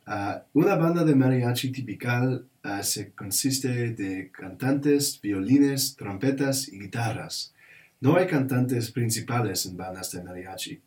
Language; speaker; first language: Spanish; non-native, learner; English